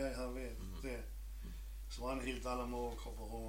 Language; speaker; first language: Norwegian; non-native, learner; German